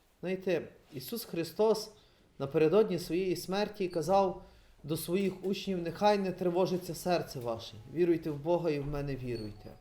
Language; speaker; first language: Ukrainian; native; Ukrainian